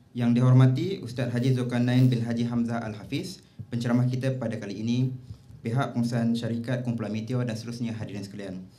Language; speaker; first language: Malay; native; Malay